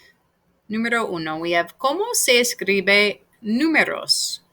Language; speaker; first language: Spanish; non-native, fluent; English